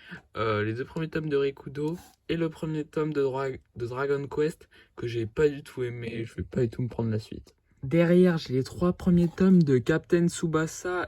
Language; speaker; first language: French; native; French